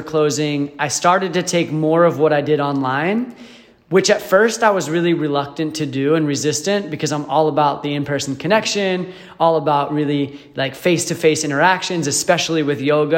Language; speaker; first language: English; native; English